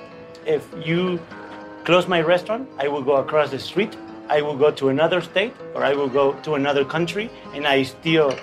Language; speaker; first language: English; native; English